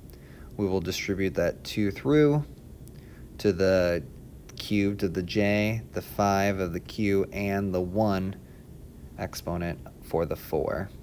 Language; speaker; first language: English; native; English